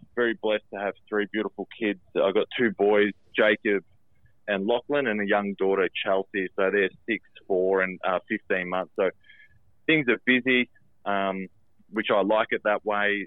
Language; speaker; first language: English; early bilingual, other home language; Albanian